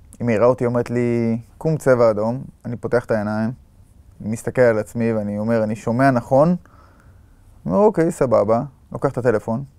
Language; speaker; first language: Hebrew; native; Hebrew